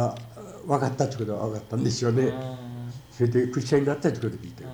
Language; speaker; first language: Japanese; native; Japanese